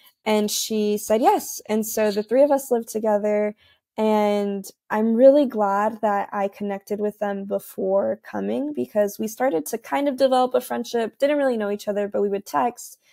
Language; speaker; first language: English; early bilingual, other home language; Spanish